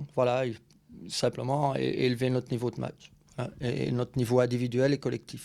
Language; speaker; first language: French; native; French